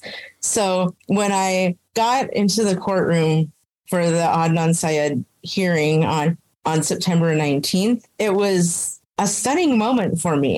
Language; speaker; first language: English; native; English